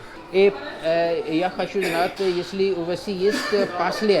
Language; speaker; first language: Russian; non-native, learner; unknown